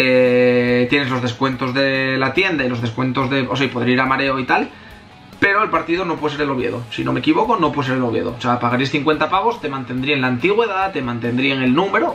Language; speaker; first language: Spanish; native; Spanish